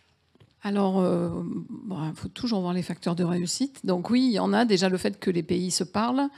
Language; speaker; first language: French; native; French